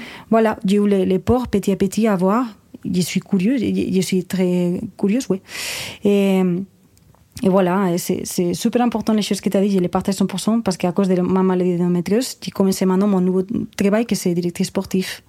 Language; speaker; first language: French; non-native, fluent; Spanish